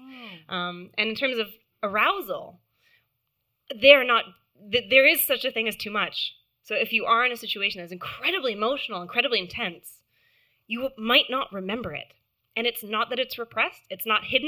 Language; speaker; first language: English; native; English